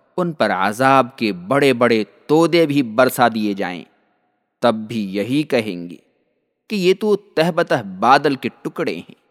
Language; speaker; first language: Urdu; native; Urdu